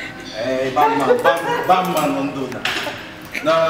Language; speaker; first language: Finnish; non-native, learner; Spanish